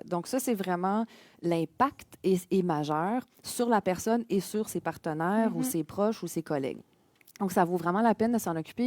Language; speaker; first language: French; native; French